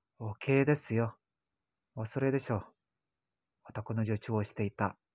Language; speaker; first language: Japanese; non-native, learner; Indonesian